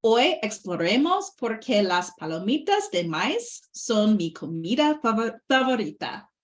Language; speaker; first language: Spanish; non-native, learner; English